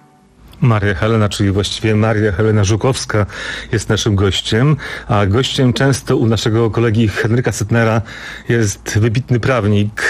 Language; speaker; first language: Polish; native; Polish